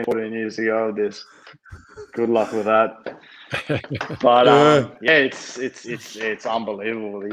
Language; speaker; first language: English; native; English